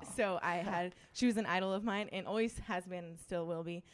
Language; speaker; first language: English; native; English